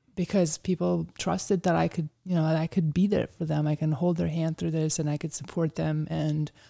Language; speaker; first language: English; early bilingual, other home language; Ukrainian